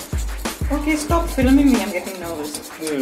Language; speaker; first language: English; non-native, fluent; German